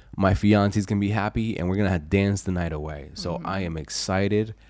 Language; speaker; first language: English; early bilingual, other home language; Spanish